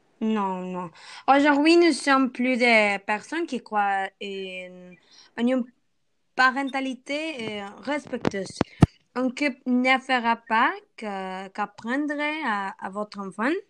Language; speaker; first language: French; non-native, learner; Spanish